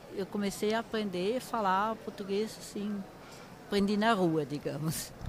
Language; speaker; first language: Portuguese; non-native, fluent; German